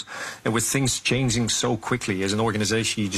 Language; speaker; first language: English; non-native, fluent; Dutch